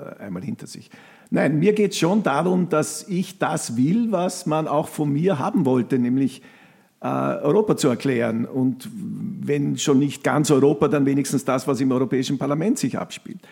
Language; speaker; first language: German; native; German